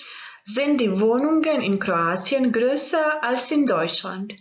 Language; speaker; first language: German; non-native, fluent; Croatian